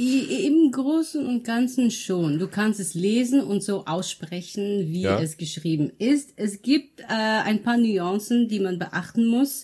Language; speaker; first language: German; early bilingual, other home language; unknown